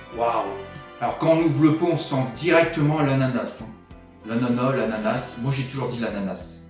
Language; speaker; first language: French; native; French